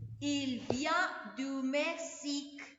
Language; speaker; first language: French; non-native, fluent; Spanish